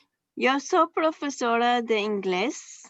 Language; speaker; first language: Spanish; non-native, learner; English